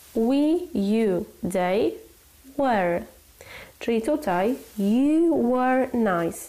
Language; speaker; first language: English; non-native, fluent; Polish